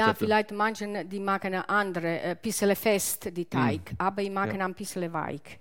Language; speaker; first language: German; non-native, learner; Italian